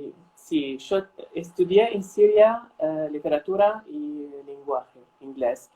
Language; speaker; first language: Spanish; non-native, fluent; Arabic